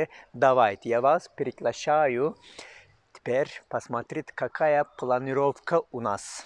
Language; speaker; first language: Russian; non-native, learner; Turkish